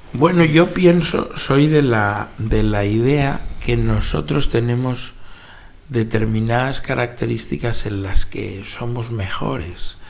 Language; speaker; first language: Spanish; native; Spanish